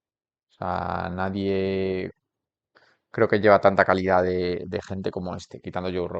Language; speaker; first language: Spanish; native; Spanish